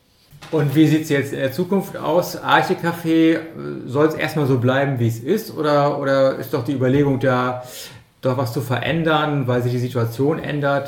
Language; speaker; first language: German; native; German